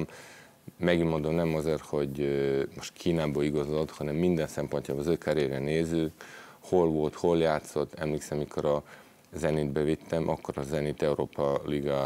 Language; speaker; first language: Hungarian; non-native, fluent; Serbian